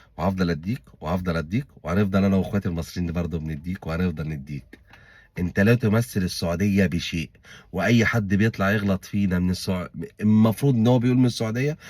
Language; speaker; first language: Egyptian Arabic; native; Egyptian Arabic